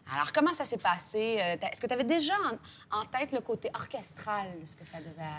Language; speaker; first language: French; native; French